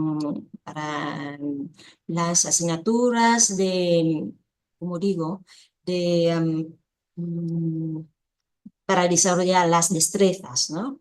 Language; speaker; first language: Spanish; non-native, fluent; Vietnamese